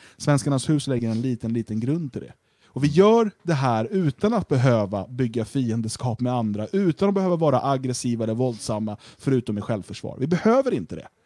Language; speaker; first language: Swedish; native; Swedish